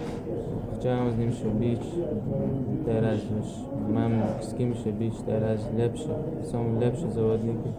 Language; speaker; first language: Polish; non-native, learner; Chechen